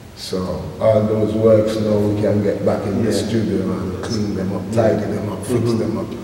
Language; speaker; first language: English; native; English